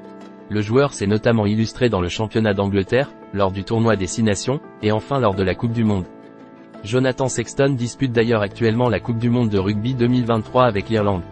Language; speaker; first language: French; native; French